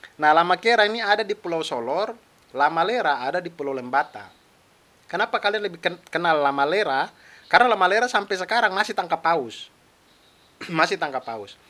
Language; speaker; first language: Indonesian; non-native, local second language; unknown